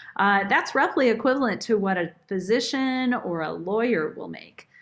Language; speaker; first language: English; native; English